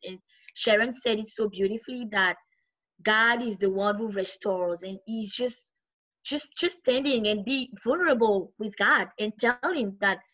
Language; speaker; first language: English; non-native, fluent; French